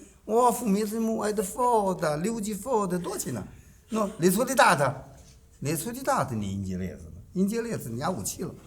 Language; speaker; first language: Russian; non-native, learner; Chinese